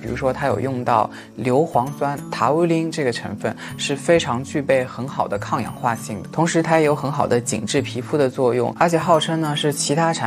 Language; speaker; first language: Chinese; native; Chinese